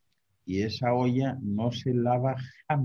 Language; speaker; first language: Spanish; native; Spanish